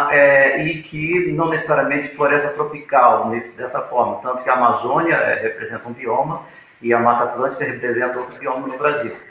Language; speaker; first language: Portuguese; native; Portuguese